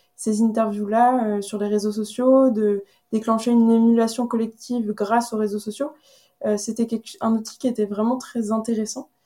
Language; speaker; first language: French; native; French